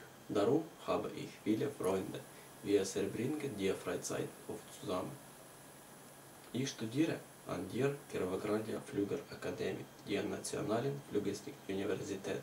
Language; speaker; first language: German; non-native, learner; Ukrainian